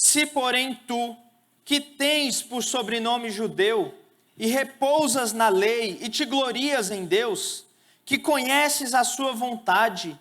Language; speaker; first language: Portuguese; native; Portuguese